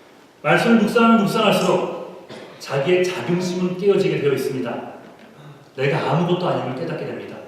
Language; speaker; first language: Korean; native; Korean